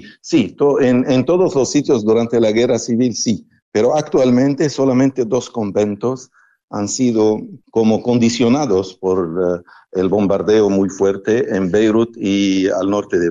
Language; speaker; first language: Spanish; non-native, fluent; Arabic